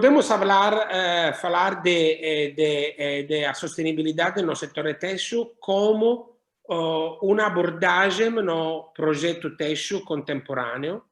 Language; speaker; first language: Portuguese; non-native, learner; Italian